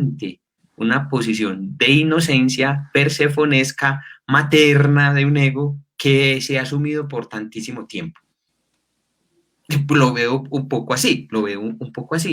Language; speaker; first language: Spanish; native; Spanish